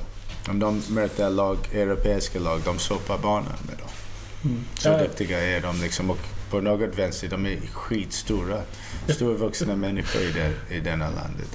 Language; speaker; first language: Swedish; early bilingual, heritage; Swedish